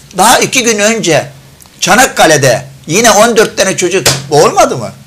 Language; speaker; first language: Turkish; non-native, fluent; Arabic